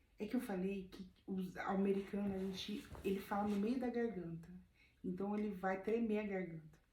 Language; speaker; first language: Portuguese; native; Portuguese